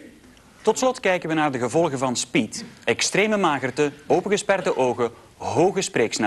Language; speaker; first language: Dutch; native; Dutch